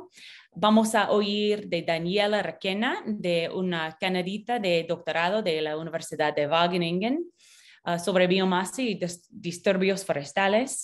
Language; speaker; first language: Spanish; non-native, fluent; English